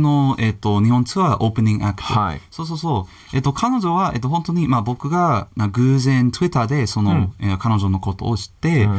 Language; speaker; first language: Japanese; non-native, learner; English